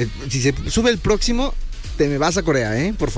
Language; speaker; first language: Spanish; native; Spanish